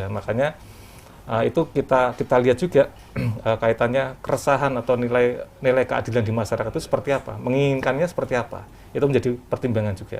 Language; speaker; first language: Indonesian; native; Indonesian